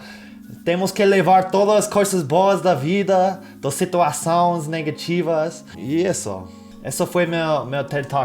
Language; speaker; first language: Portuguese; non-native, fluent; English